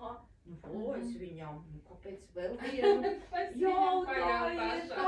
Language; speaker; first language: Latvian; non-native, local second language; Russian